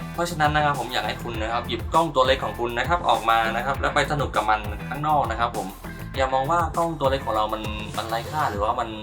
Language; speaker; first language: Thai; native; Thai